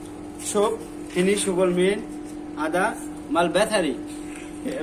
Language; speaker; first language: Arabic; non-native, learner; Bangla